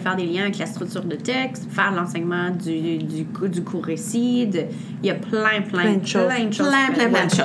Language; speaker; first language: French; native; French